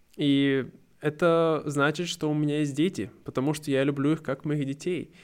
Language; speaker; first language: Russian; native; Russian